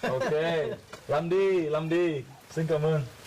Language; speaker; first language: Vietnamese; non-native, learner; English